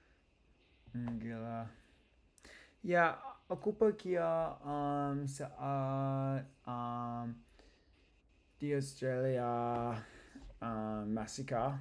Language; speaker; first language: Indonesian; non-native, learner; English